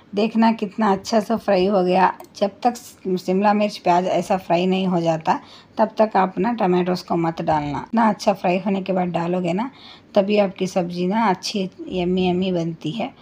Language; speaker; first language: Hindi; non-native, local second language; Urdu